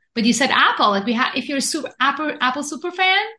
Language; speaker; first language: English; non-native, fluent; Persian